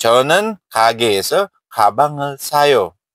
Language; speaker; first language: Korean; non-native, fluent; Indonesian